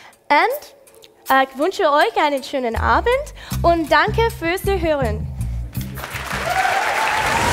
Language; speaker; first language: German; non-native, learner; English